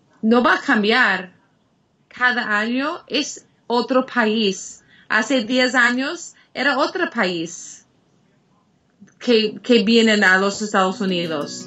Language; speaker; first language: Spanish; non-native, fluent; English